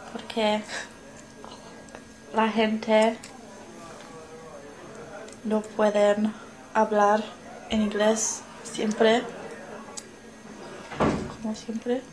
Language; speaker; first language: Spanish; non-native, learner; English